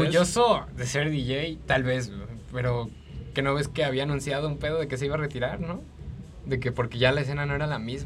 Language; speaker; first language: Spanish; native; Spanish